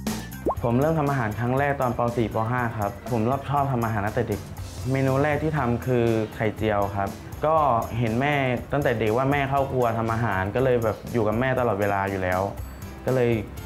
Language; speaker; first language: Thai; native; Thai